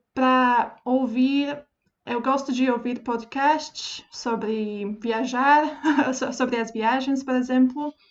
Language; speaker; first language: Portuguese; non-native, fluent; Slovak